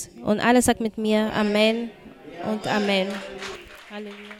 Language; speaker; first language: German; non-native, fluent; Portuguese